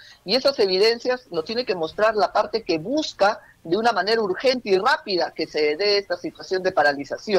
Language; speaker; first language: Spanish; native; Spanish